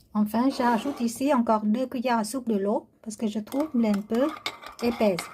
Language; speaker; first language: French; non-native, learner; Vietnamese